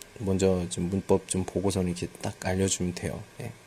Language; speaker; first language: Korean; native; Korean